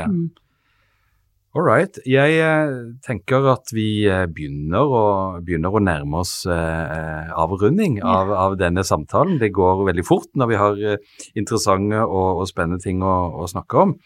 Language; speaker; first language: Norwegian; native; Norwegian